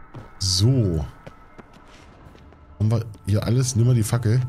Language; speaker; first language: German; native; German